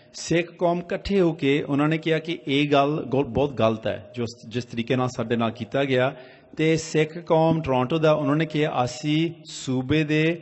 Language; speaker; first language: Punjabi; early bilingual, heritage; Punjabi